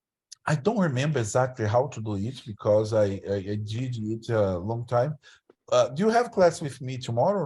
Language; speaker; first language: English; non-native, learner; Portuguese